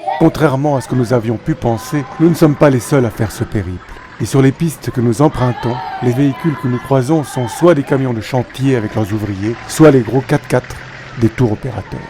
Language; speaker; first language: French; native; French